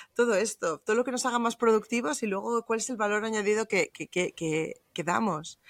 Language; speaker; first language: Spanish; native; Spanish